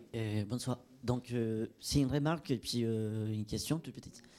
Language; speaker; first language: French; non-native, fluent; Spanish